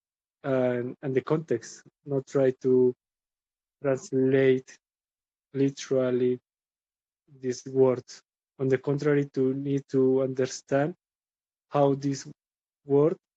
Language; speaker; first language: English; non-native, learner; Spanish